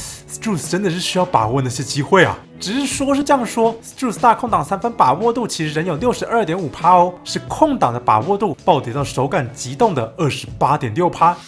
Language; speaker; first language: Chinese; native; Chinese